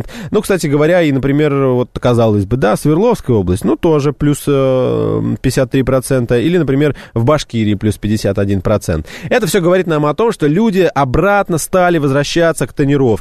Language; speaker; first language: Russian; native; Russian